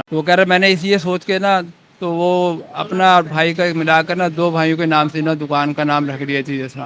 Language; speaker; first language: Urdu; non-native, local second language; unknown